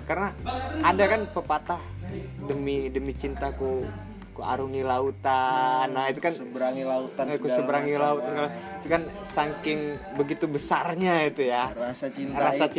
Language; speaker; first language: Indonesian; native; Indonesian